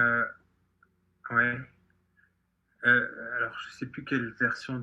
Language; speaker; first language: French; native; French